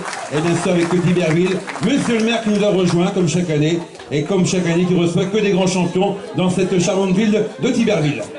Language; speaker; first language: French; native; French